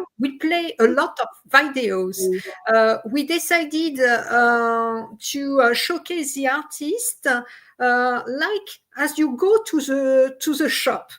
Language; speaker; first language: English; non-native, fluent; French